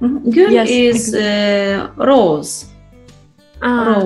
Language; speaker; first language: English; non-native, learner; Tatar